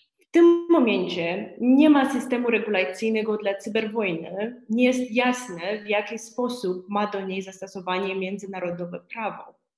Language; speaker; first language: Polish; non-native, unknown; Romanian